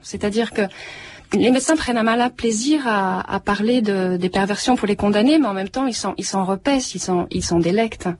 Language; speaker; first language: French; native; French